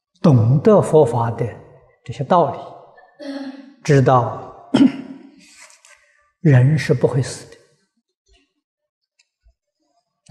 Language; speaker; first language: Chinese; native; Chinese